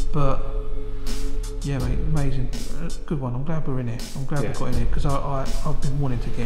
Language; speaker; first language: English; native; English